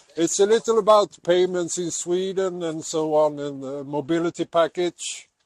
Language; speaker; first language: English; non-native, learner; Swedish